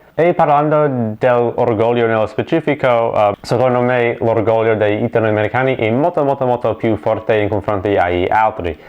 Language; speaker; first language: Italian; non-native, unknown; English